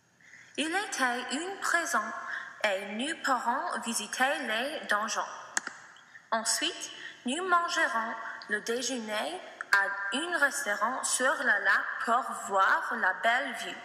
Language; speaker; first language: French; non-native, learner; English